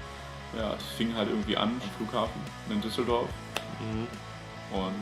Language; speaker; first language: German; native; German